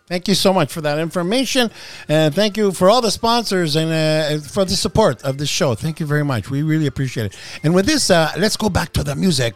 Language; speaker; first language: English; early bilingual, other home language; Italian